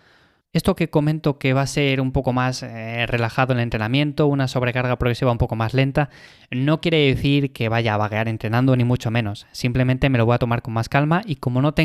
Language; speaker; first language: Spanish; native; Spanish